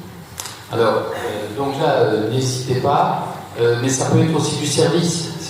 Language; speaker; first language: French; native; French